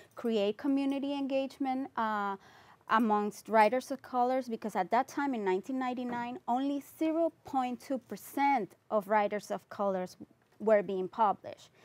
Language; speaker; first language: English; non-native, fluent; Spanish